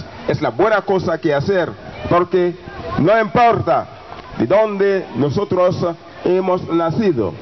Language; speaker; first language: Spanish; non-native, learner; Haitian Creole